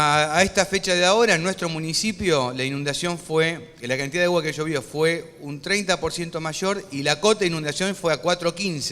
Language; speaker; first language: Spanish; native; Spanish